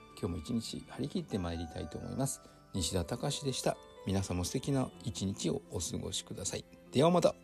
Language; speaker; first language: Japanese; native; Japanese